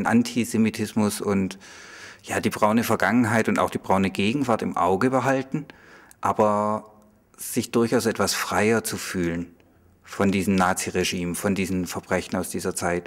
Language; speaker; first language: German; native; German